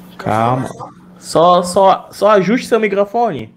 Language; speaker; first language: Portuguese; native; Portuguese